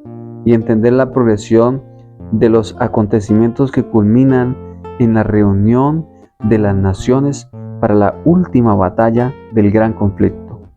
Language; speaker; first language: Spanish; native; Spanish